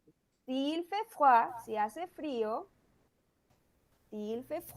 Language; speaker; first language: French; non-native, learner; Spanish